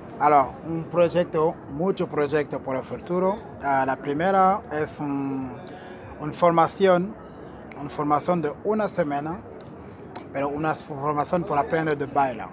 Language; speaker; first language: Spanish; non-native, learner; Portuguese